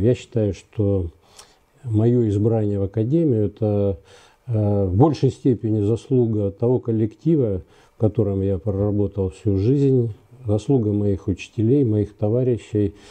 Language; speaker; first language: Russian; native; Russian